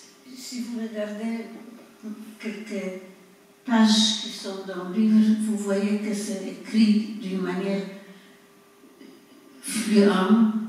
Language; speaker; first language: French; non-native, fluent; Polish